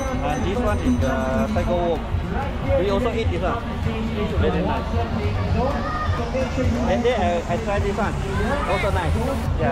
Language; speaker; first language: English; non-native, local second language; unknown